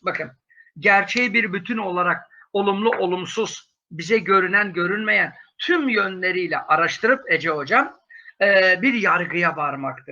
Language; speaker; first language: Turkish; native; Turkish